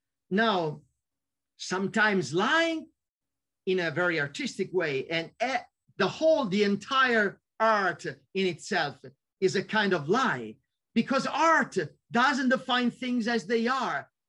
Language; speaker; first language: English; non-native, fluent; Italian